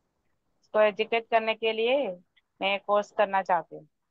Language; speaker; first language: Hindi; non-native, local second language; Malayalam